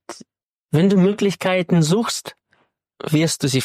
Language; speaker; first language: German; non-native, fluent; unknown